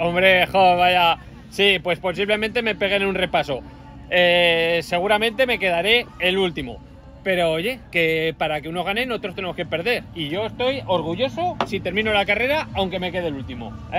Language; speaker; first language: Spanish; native; Spanish